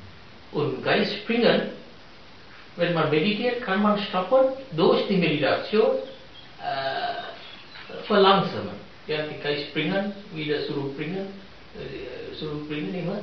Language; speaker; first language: German; non-native, fluent; Sinhala